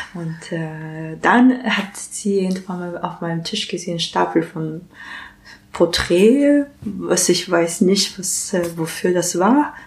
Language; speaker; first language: German; non-native, learner; Japanese